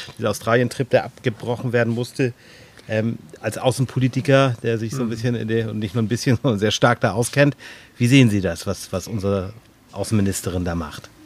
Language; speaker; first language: German; native; German